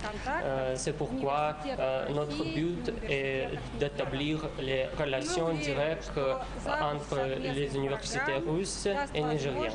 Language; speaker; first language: French; non-native, fluent; Russian